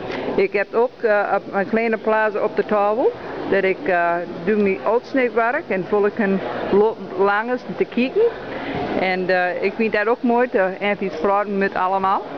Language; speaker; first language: Dutch; early bilingual, heritage; Dutch